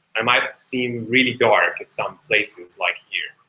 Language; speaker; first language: English; non-native, fluent; Hebrew